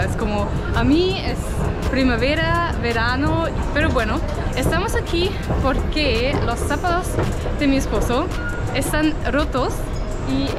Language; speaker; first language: Spanish; non-native, learner; German